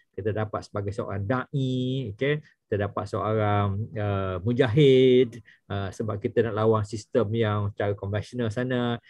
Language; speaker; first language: Malay; native; Malay